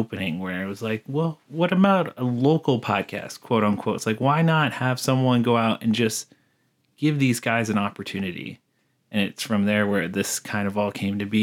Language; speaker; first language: English; native; English